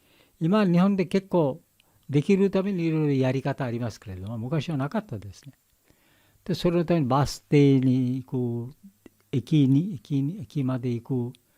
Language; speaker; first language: Japanese; non-native, learner; Bangla